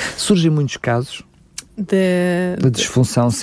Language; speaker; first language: Portuguese; native; Portuguese